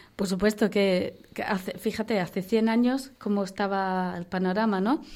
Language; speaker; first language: Spanish; non-native, fluent; English